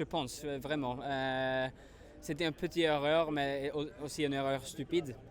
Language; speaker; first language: French; non-native, learner; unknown